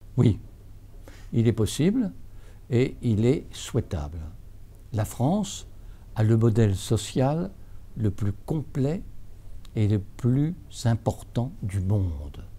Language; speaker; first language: French; native; French